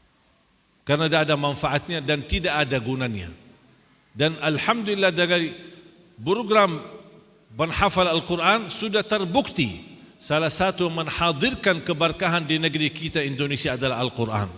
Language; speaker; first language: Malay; non-native, fluent; Arabic